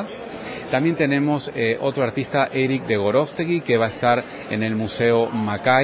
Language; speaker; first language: Spanish; native; Spanish